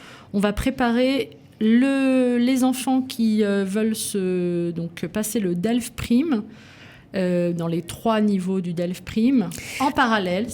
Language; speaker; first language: French; native; French